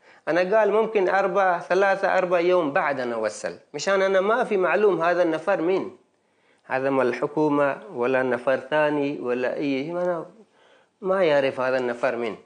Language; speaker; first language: Arabic; non-native, learner; Baluchi